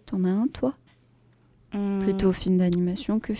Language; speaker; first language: French; native; French